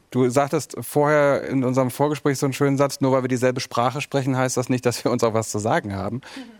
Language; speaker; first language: German; native; German